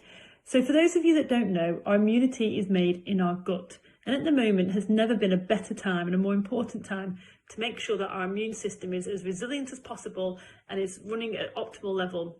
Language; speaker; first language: English; native; English